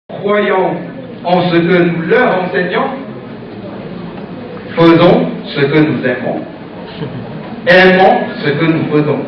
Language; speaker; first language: French; non-native, fluent; Thai